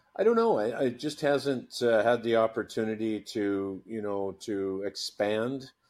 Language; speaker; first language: English; native; English